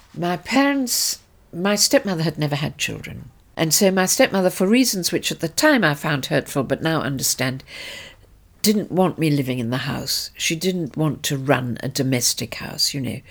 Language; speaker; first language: English; native; English